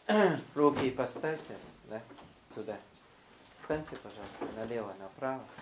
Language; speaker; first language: Russian; non-native, fluent; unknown